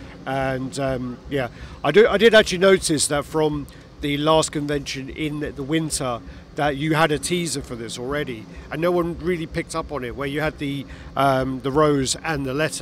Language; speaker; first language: English; native; English